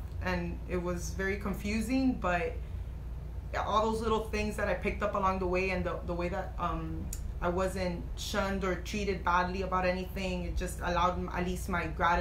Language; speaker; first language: English; native; English